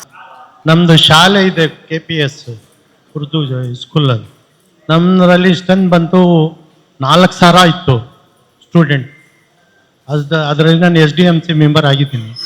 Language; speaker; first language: Kannada; non-native, local second language; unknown